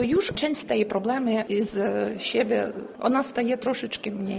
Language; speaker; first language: Polish; non-native, learner; Ukrainian